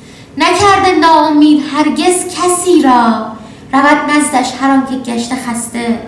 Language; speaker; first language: Persian; native; Persian